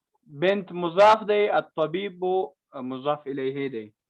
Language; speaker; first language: Arabic; non-native, learner; Pashto